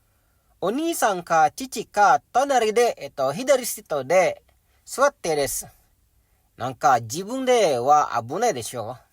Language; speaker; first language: Japanese; non-native, learner; Indonesian